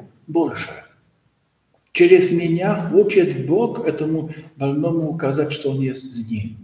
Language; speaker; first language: Russian; non-native, learner; Polish